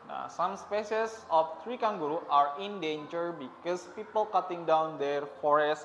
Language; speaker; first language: English; non-native, learner; Indonesian